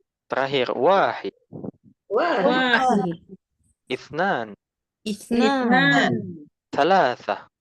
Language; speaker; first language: Arabic; non-native, fluent; Indonesian